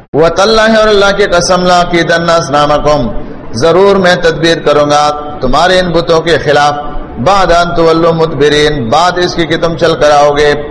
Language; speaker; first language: Urdu; non-native, local second language; Pashto